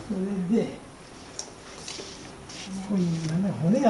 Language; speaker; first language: Japanese; native; Japanese